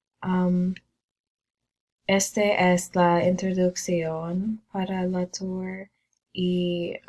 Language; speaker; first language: Spanish; non-native, learner; English